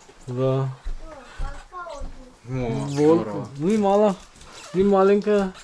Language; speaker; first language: Russian; non-native, learner; Danish